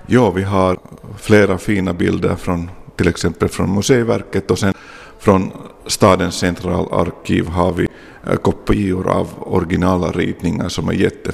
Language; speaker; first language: Swedish; non-native, local second language; Finnish